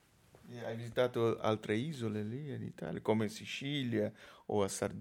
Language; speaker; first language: Italian; non-native, fluent; Portuguese